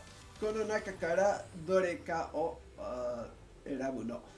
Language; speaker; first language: Japanese; non-native, learner; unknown